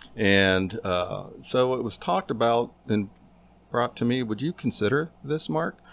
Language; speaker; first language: English; native; English